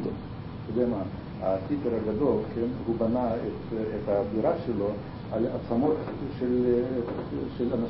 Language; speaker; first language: Hebrew; non-native, fluent; Russian